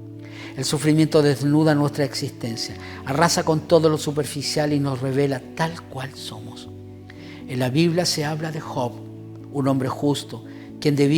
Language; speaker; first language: Spanish; native; Spanish